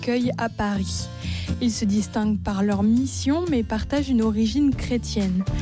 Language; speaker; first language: French; native; French